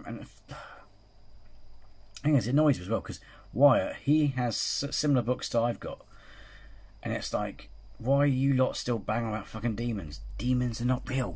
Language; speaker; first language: English; native; English